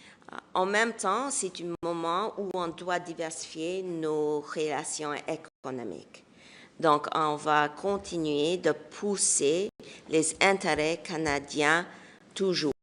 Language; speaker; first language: French; non-native, fluent; English